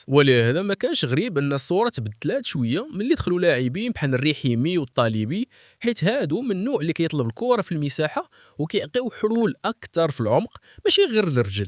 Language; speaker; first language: Arabic; native; Arabic